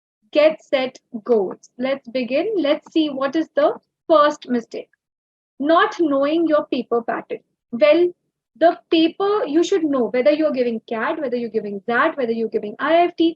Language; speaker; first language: English; non-native, local second language; Hindi